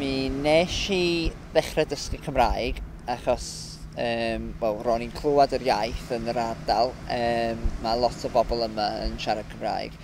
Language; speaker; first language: Welsh; non-native, fluent; English